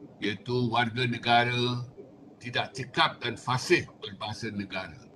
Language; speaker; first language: Malay; non-native, local second language; Chinese